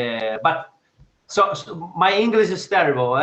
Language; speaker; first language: English; non-native, learner; Portuguese